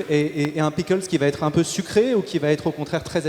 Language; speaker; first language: French; native; French